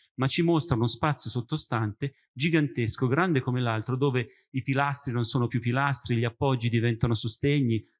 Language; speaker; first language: Italian; native; Italian